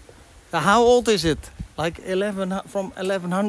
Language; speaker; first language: English; non-native, learner; Dutch